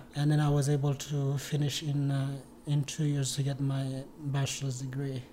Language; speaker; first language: English; non-native, fluent; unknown